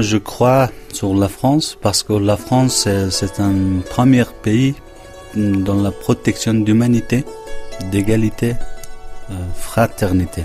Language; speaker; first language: French; non-native, learner; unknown